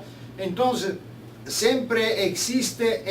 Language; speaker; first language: Spanish; non-native, fluent; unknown